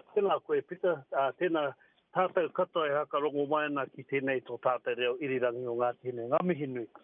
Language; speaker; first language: Māori; native; Māori